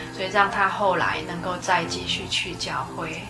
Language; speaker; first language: Chinese; native; Chinese